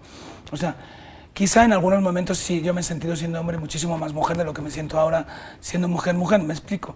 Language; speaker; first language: Spanish; native; Spanish